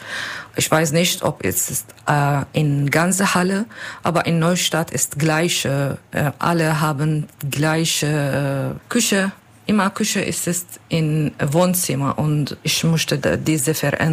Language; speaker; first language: German; non-native, learner; Kurdish